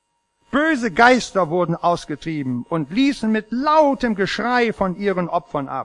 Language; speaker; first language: German; native; German